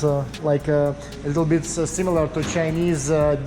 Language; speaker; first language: English; non-native, learner; Russian